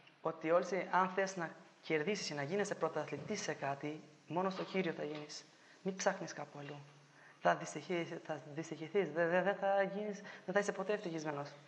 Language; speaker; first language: Greek; non-native, fluent; Albanian